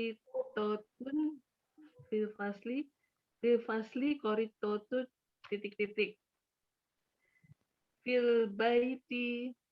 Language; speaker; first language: Arabic; non-native, learner; Indonesian